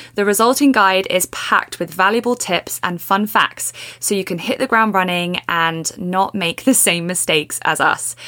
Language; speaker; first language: English; native; English